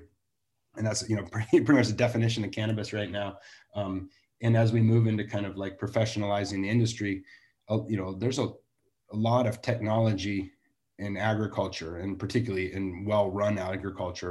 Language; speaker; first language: English; native; English